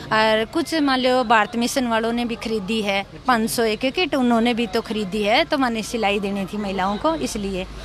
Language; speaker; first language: Hindi; native; Hindi